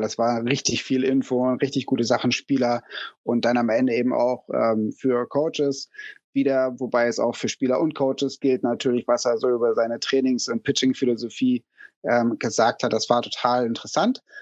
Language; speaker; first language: German; native; German